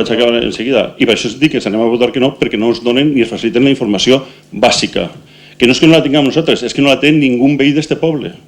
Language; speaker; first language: Catalan; native; Catalan